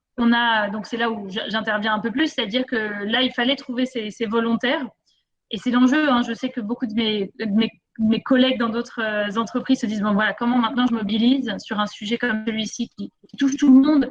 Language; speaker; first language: French; native; French